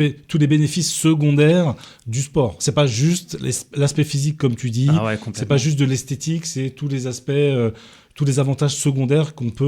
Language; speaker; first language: French; native; French